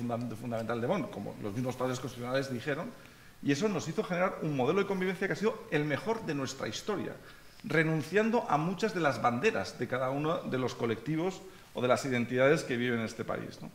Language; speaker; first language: Spanish; native; Spanish